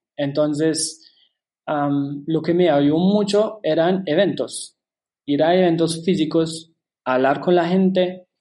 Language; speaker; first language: Spanish; non-native, fluent; German